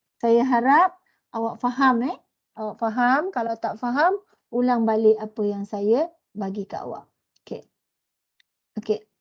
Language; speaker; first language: Malay; native; Malay